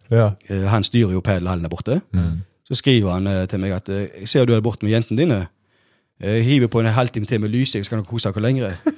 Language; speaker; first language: Norwegian; native; Norwegian